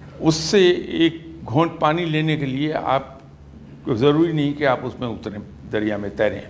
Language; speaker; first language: Urdu; native; Urdu